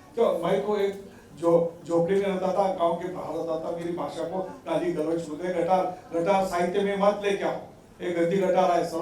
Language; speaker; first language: Hindi; non-native, local second language; Marathi